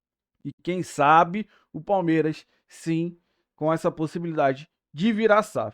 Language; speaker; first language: Portuguese; native; Portuguese